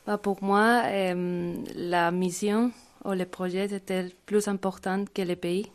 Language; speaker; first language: French; non-native, learner; Spanish